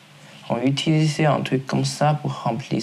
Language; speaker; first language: French; non-native, learner; Chinese